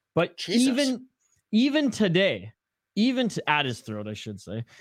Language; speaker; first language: English; native; English